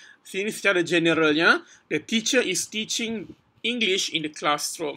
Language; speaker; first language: English; non-native, local second language; Malay